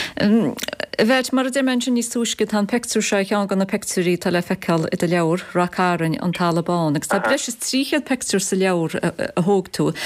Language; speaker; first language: Irish; native; Irish